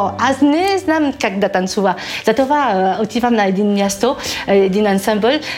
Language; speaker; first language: Bulgarian; non-native, learner; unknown